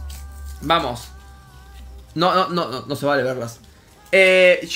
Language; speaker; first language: Spanish; native; Spanish